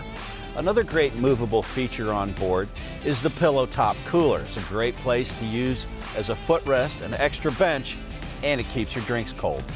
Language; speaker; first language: English; native; English